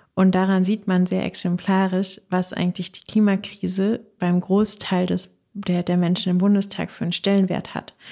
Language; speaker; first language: German; native; German